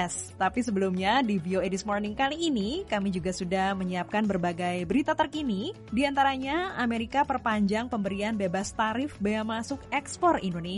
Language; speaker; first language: Indonesian; native; Indonesian